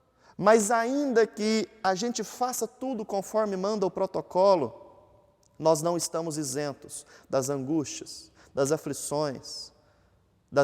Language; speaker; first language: Portuguese; native; Portuguese